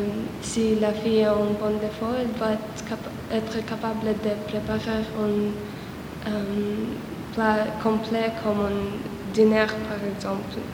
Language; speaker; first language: French; non-native, learner; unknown